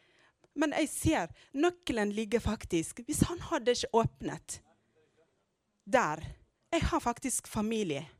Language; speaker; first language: Norwegian; non-native, fluent; Amharic